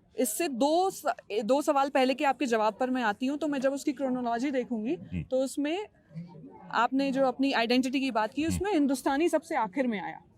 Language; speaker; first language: Hindi; native; Hindi